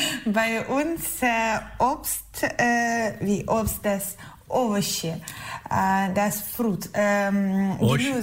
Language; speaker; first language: German; non-native, learner; Ukrainian